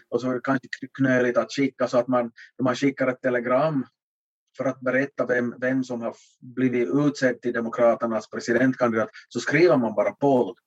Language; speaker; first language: Swedish; native; Swedish